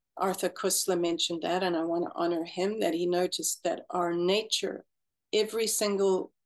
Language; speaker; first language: English; native; English